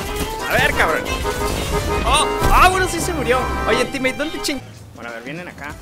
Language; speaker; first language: Spanish; native; Spanish